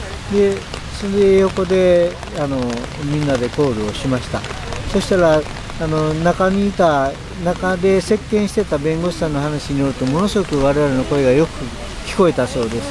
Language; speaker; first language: Japanese; native; Japanese